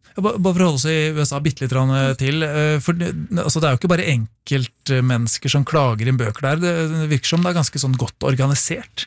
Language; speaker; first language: Norwegian; native; Norwegian